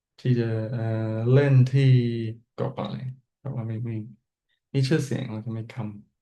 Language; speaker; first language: Thai; non-native, fluent; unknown